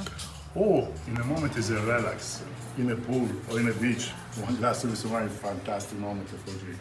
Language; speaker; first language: English; non-native, learner; Italian